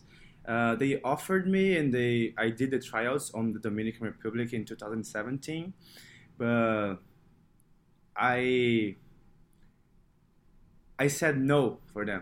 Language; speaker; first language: English; non-native, fluent; Portuguese